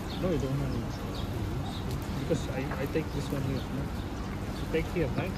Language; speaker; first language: English; non-native, learner; Filipino